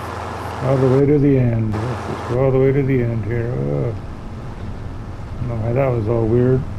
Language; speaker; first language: English; native; English